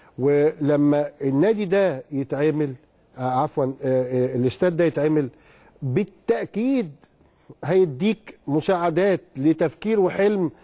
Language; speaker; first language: Arabic; native; Arabic